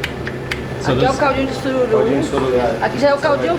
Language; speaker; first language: Portuguese; native; Portuguese